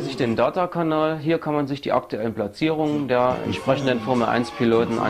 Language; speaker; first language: German; native; German